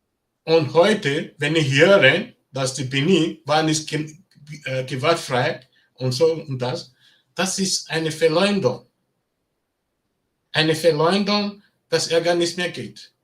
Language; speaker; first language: German; non-native, learner; Bini